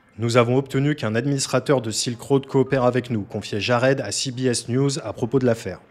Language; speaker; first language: French; native; French